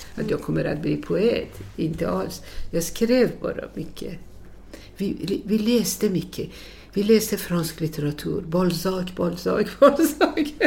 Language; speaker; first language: Swedish; non-native, fluent; Persian